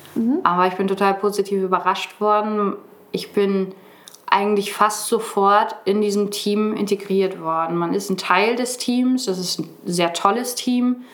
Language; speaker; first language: German; native; German